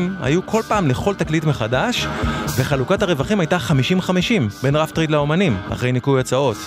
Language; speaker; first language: Hebrew; native; Hebrew